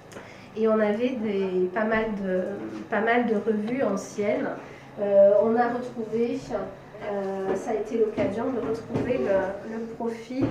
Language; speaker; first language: French; native; French